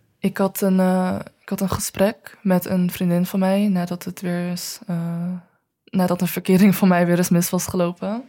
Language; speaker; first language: Dutch; early bilingual, other home language; Chinese